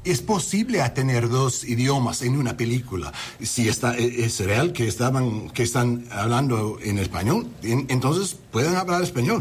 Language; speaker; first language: Spanish; non-native, learner; English